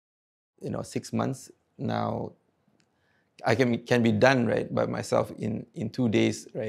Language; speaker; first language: English; non-native, local second language; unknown